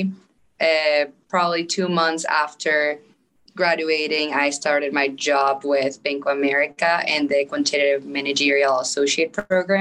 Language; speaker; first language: English; non-native, fluent; Spanish